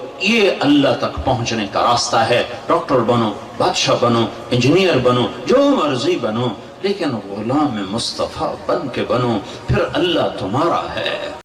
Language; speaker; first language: Urdu; non-native, local second language; Punjabi